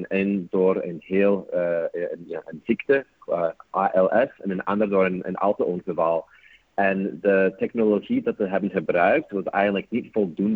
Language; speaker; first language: Dutch; non-native, fluent; English